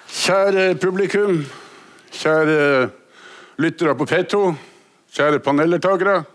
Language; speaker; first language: Norwegian; native; Norwegian